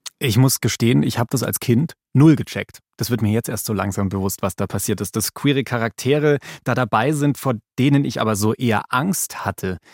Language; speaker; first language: German; native; German